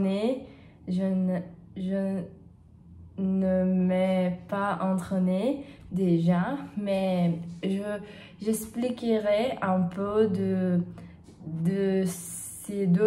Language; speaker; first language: French; non-native, learner; Portuguese